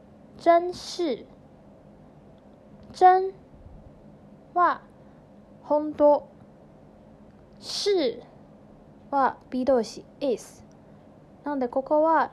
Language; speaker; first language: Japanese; non-native, fluent; Chinese